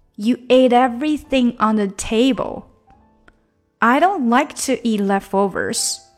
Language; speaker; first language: English; non-native, fluent; Chinese